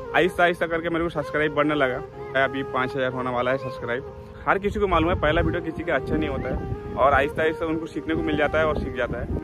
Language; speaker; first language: Hindi; non-native, local second language; Bangla